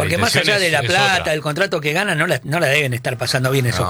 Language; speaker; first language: Spanish; native; Spanish